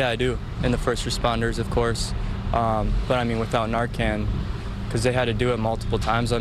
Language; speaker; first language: English; native; English